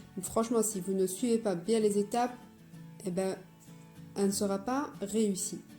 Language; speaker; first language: French; non-native, local second language; Arabic